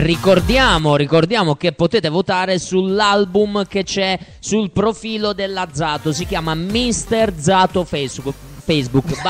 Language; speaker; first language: Italian; native; Italian